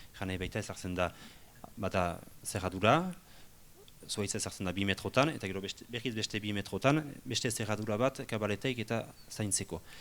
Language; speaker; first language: Basque; native; Basque